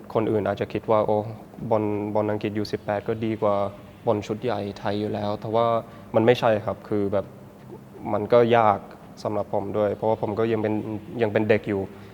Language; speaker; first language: Thai; early bilingual, heritage; Thai